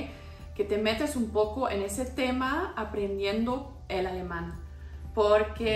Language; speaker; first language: Spanish; non-native, fluent; German